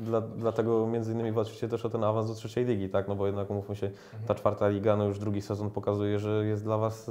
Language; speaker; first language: Polish; native; Polish